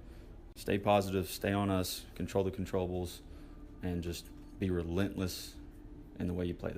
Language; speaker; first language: English; native; English